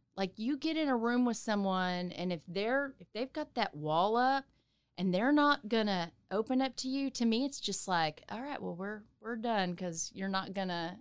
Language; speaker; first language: English; native; English